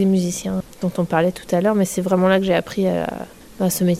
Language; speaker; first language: French; native; French